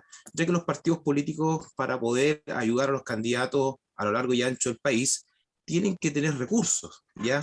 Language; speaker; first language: Spanish; native; Spanish